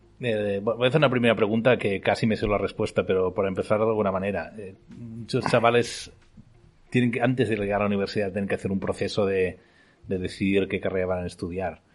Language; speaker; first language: Spanish; non-native, local second language; Catalan